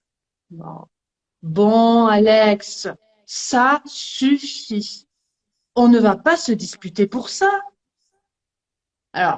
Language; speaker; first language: French; native; French